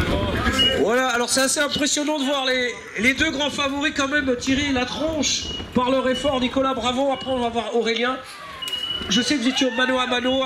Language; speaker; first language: French; native; French